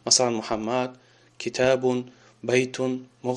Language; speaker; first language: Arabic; non-native, fluent; Tajik